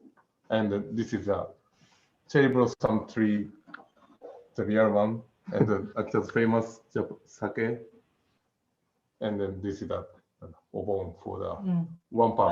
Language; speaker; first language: English; non-native, fluent; Japanese